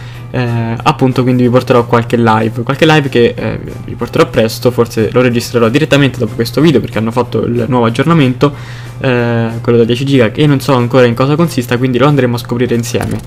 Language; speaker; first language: Italian; native; Italian